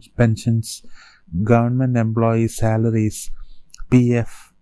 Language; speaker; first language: English; non-native, local second language; Malayalam